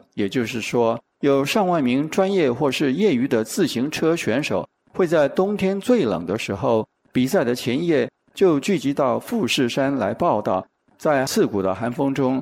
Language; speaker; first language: Chinese; native; Chinese